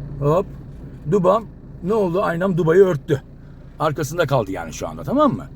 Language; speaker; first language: Turkish; native; Turkish